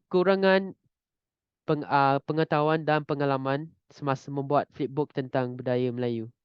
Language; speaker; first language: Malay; non-native, local second language; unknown